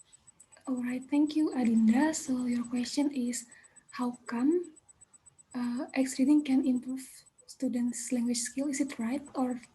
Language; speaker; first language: English; non-native, learner; Indonesian